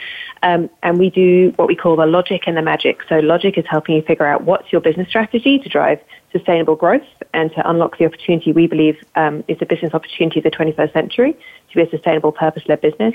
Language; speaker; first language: English; native; English